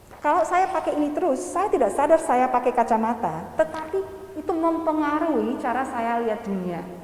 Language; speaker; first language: Indonesian; non-native, fluent; English